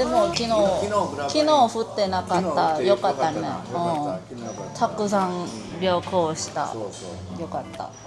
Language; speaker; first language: Japanese; non-native, learner; Thai